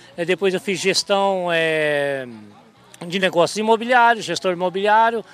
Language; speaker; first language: Portuguese; native; Portuguese